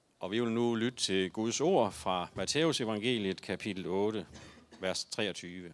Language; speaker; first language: Danish; native; Danish